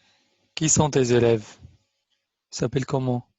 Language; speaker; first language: French; non-native, fluent; Albanian